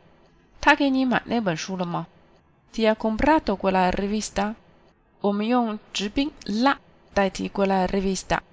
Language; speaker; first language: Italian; non-native, fluent; Chinese